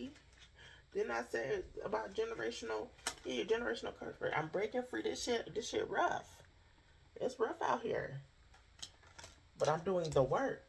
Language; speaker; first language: English; native; English